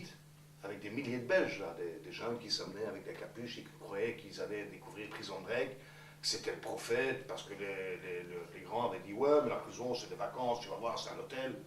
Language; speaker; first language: French; native; French